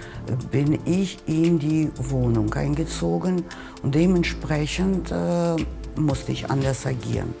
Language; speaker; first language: German; non-native, fluent; Russian